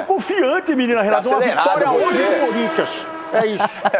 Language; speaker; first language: Portuguese; native; Portuguese